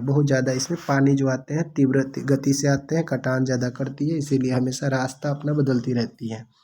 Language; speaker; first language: Hindi; non-native, local second language; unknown